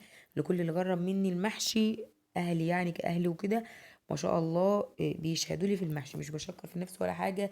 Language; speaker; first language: Arabic; native; Arabic